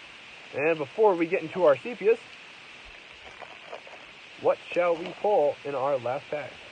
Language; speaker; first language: English; native; English